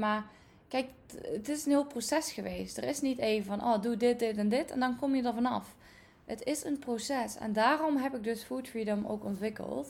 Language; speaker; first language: Dutch; native; Dutch